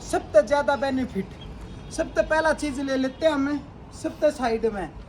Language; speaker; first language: Hindi; non-native, local second language; Haryanvi